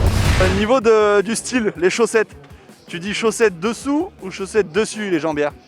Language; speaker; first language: French; native; French